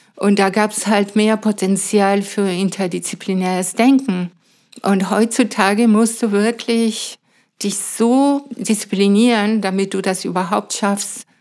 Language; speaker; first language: German; non-native, fluent; Spanish